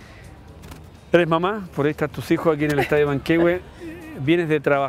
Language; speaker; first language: Spanish; native; Spanish